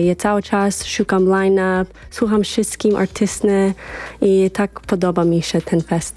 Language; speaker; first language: Polish; early bilingual, heritage; English